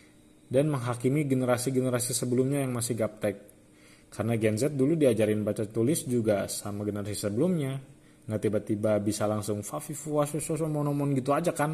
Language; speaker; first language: Indonesian; native; Indonesian